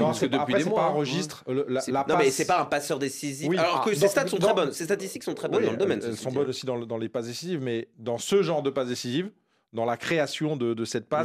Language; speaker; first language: French; native; French